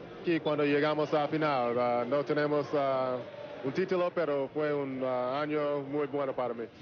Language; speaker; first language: Spanish; non-native, learner; English